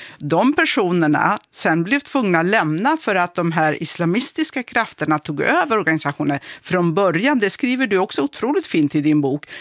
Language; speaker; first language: Swedish; non-native, fluent; Kurdish